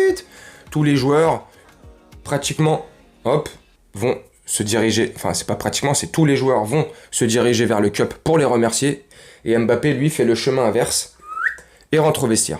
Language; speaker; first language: French; native; French